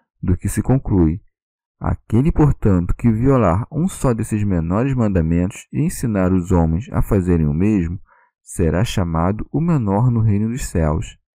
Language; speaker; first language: Portuguese; native; Portuguese